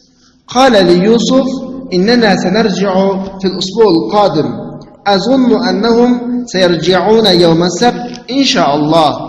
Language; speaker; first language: Arabic; non-native, fluent; Uzbek